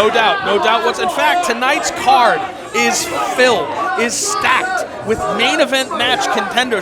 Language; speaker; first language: English; native; English